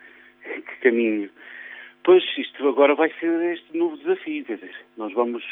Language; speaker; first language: Portuguese; native; Portuguese